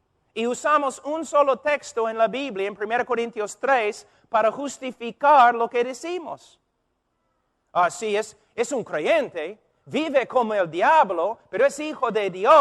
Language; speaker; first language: Spanish; non-native, fluent; English